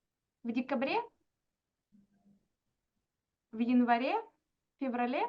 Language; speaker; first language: Russian; non-native, fluent; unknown